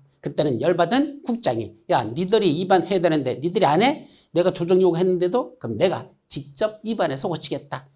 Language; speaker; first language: Korean; native; Korean